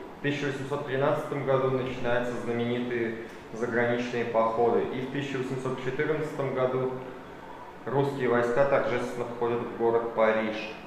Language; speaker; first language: Russian; native; Russian